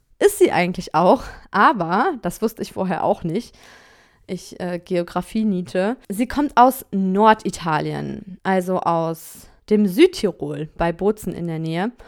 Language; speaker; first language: German; native; German